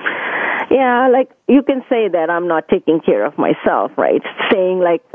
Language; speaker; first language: English; non-native, local second language; Punjabi